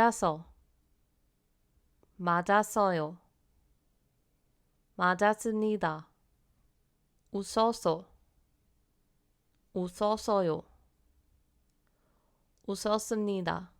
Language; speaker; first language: Korean; non-native, fluent; English